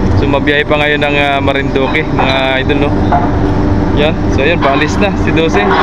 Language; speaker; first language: Filipino; non-native, local second language; Cebuano